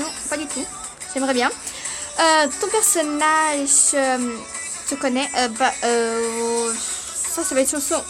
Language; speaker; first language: French; early bilingual, other home language; Portuguese